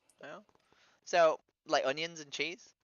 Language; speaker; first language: English; native; English